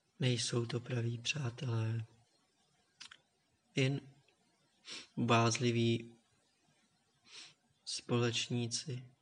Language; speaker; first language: Czech; native; Czech